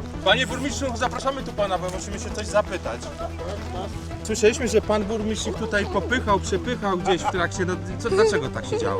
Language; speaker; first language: Polish; native; Polish